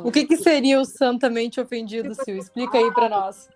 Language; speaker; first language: Portuguese; native; Portuguese